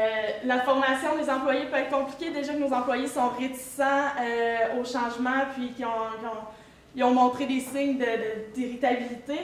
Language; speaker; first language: French; native; French